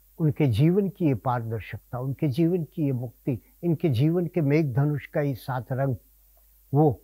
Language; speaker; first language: Hindi; non-native, local second language; Gujarati